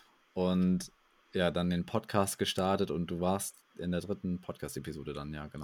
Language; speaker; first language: German; native; German